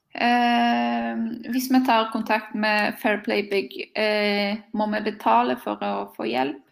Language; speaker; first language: Norwegian; non-native, fluent; Polish